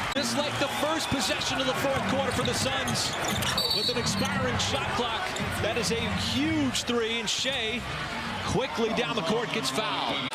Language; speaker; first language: English; native; English